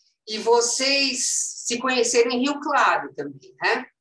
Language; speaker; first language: Portuguese; native; Portuguese